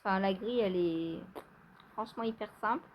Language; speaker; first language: French; native; French